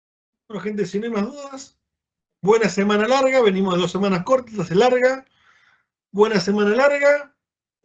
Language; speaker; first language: Spanish; native; Spanish